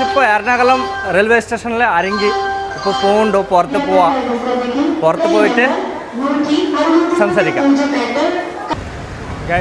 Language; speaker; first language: Malayalam; non-native, learner; Bangla